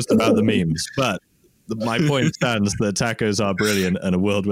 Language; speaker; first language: English; native; English